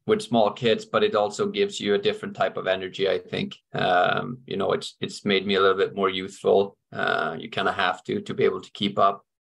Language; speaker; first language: English; non-native, fluent; Swedish